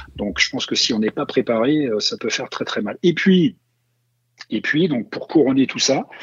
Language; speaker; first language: French; native; French